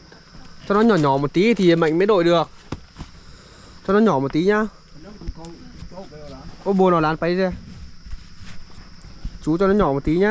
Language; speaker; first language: Vietnamese; native; Vietnamese